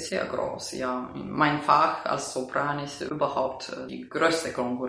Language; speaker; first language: German; non-native, fluent; Romanian